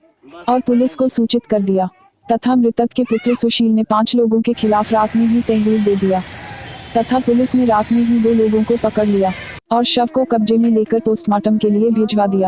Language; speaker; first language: Hindi; native; Hindi